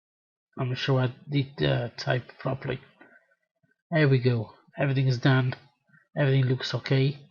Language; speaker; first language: English; non-native, fluent; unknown